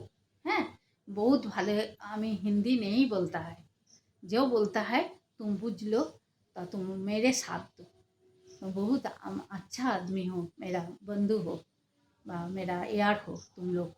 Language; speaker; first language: Hindi; non-native, learner; Bangla